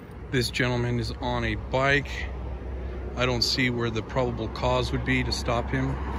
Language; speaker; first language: English; early bilingual, other home language; Spanish